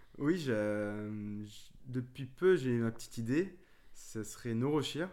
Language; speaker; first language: French; early bilingual, other home language; Arabic